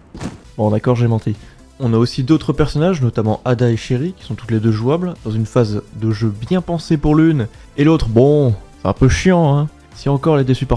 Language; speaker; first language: French; native; French